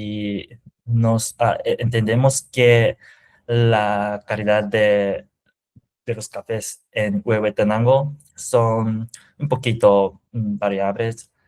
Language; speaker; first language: Spanish; non-native, fluent; Japanese